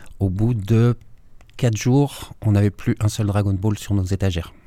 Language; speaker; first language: French; native; French